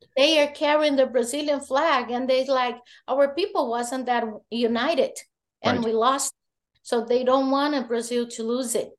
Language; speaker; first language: English; non-native, fluent; Portuguese